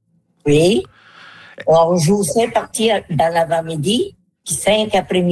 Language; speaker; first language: French; native; French